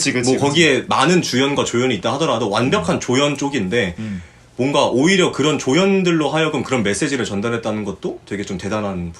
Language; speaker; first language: Korean; native; Korean